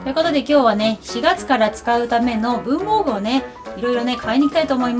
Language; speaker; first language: Japanese; native; Japanese